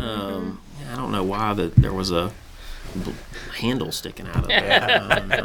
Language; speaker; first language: English; native; English